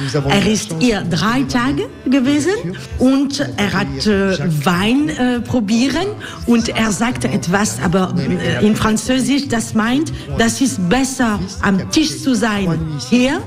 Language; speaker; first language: German; non-native, learner; French